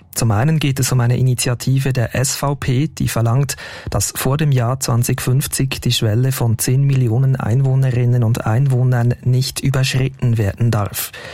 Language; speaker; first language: German; native; German